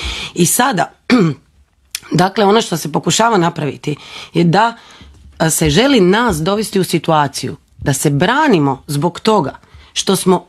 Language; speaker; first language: Croatian; native; Croatian